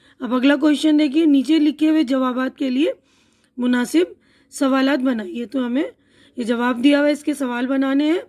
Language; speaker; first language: Urdu; native; Urdu